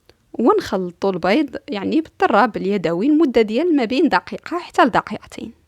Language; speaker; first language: Arabic; native; Arabic